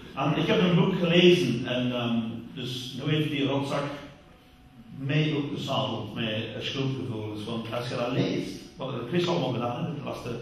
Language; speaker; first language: Dutch; non-native, fluent; English